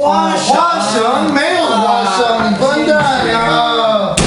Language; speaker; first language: Chinese; non-native, learner; English